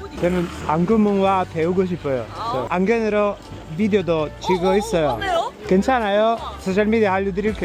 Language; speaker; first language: Korean; non-native, learner; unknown